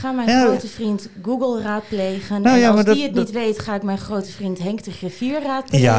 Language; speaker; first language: Dutch; native; Dutch